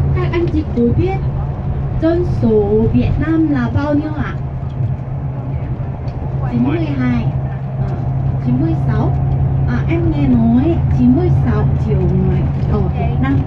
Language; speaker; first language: Vietnamese; non-native, learner; Korean